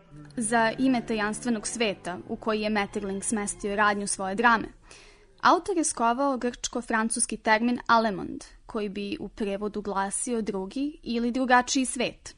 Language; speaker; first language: Serbian; native; Serbian